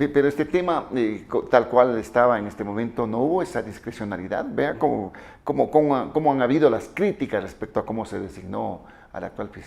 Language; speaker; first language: Spanish; native; Spanish